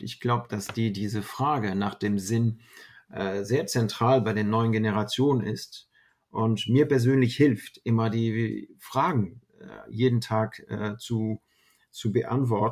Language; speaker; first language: German; non-native, fluent; French